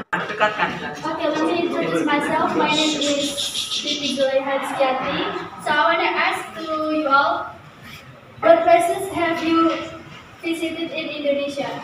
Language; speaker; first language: English; non-native, learner; Indonesian